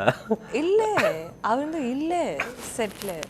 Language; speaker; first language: Tamil; non-native, learner; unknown